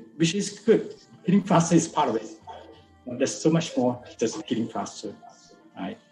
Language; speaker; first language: English; non-native, local second language; Min Nan Chinese